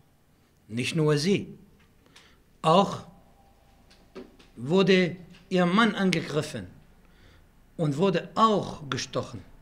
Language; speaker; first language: German; non-native, fluent; Arabic